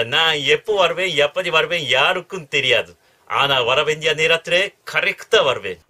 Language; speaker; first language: Tamil; non-native, learner; Japanese